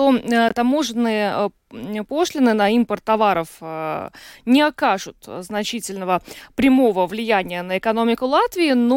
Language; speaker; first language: Russian; native; Russian